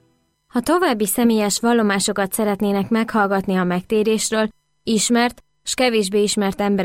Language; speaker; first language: Hungarian; native; Hungarian